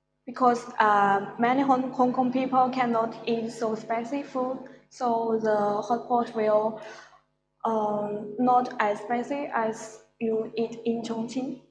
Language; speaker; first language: English; non-native, fluent; Chinese